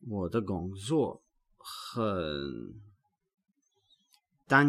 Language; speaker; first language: Chinese; non-native, learner; English